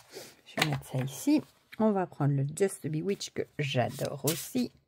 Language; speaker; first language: French; native; French